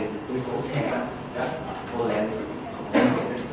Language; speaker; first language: Vietnamese; non-native, learner; Korean